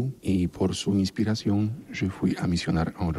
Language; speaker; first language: French; non-native, learner; Polish